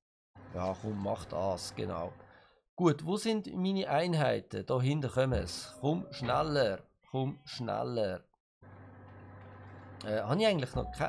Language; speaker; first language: German; native; German